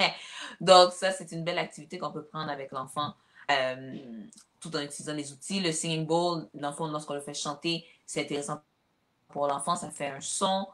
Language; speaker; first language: French; native; French